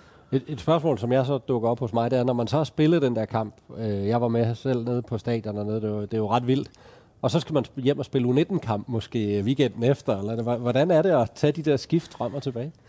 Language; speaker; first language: Danish; native; Danish